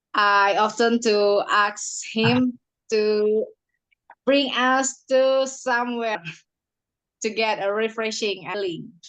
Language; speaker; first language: English; non-native, learner; Indonesian